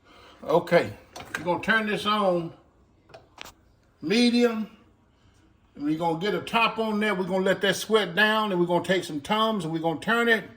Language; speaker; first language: English; native; English